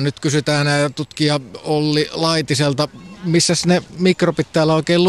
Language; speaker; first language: Finnish; native; Finnish